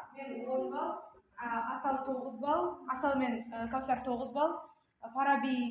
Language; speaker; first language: Kazakh; native; Kazakh